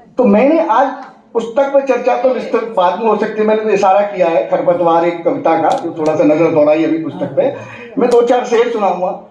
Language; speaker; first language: Hindi; native; Hindi